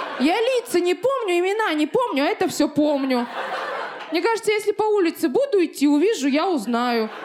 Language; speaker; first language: Russian; native; Russian